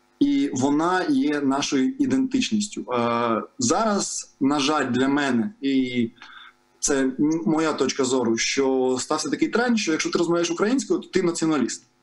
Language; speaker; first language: Ukrainian; non-native, local second language; Russian